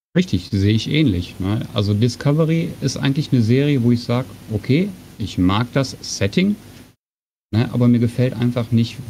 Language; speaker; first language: German; native; German